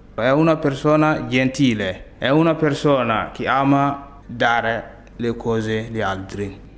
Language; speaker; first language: Italian; non-native, learner; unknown